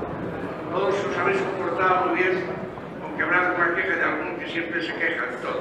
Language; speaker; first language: Spanish; native; Spanish